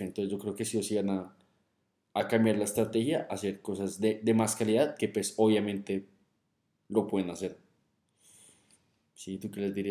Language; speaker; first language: Spanish; native; Spanish